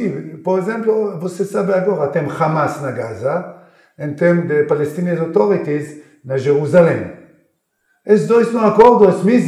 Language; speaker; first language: Portuguese; non-native, learner; Hebrew